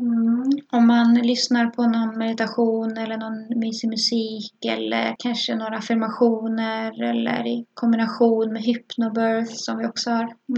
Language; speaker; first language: Swedish; native; Swedish